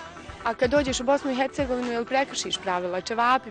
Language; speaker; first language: Bosnian; native; Bosnian